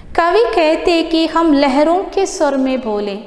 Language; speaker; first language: Hindi; non-native, local second language; Malayalam